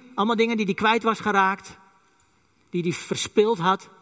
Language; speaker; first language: Dutch; non-native, local second language; Western Frisian